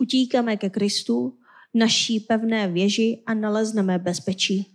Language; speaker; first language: Czech; non-native, fluent; Korean